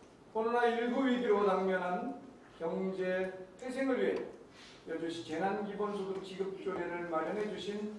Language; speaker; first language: Korean; native; Korean